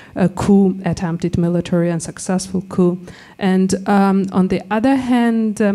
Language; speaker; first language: English; non-native, fluent; Georgian